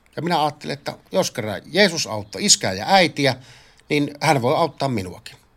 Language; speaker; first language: Finnish; native; Finnish